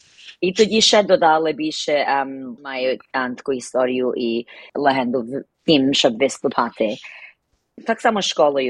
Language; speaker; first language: Ukrainian; early bilingual, heritage; Ukrainian